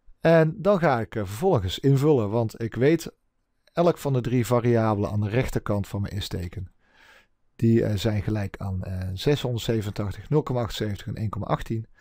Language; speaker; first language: Dutch; native; Dutch